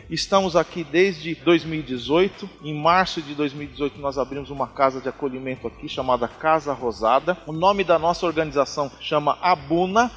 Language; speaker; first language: Portuguese; native; Portuguese